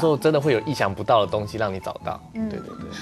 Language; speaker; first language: Chinese; native; Chinese